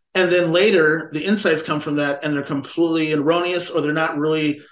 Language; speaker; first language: English; native; English